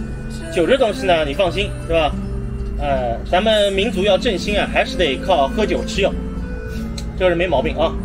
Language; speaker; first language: Chinese; native; Chinese